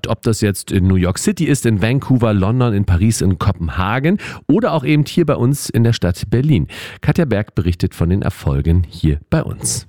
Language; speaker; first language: German; native; German